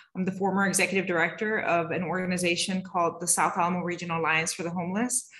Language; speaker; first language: English; native; English